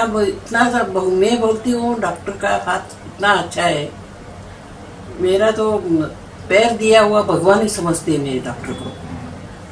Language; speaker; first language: Hindi; non-native, local second language; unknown